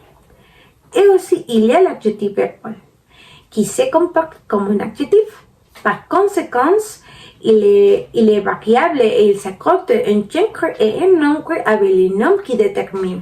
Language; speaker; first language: French; non-native, learner; Spanish